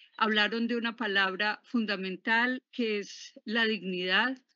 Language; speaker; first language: Spanish; native; Spanish